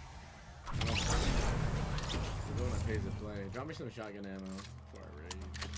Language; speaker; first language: English; native; English